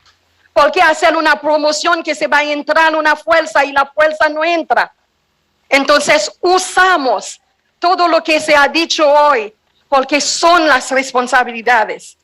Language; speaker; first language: Spanish; non-native, fluent; Haitian Creole